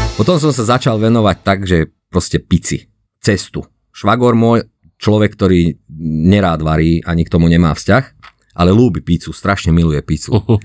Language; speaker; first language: Slovak; non-native, local second language; Hungarian